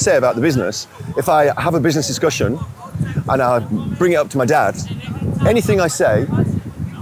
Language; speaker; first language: English; native; English